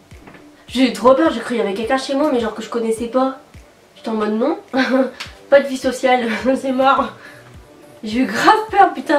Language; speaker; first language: French; native; French